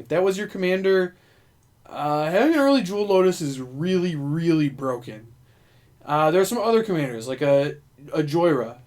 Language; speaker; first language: English; native; English